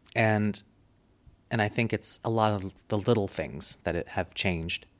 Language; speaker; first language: English; native; English